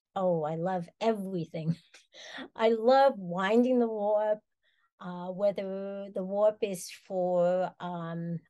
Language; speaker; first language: English; native; English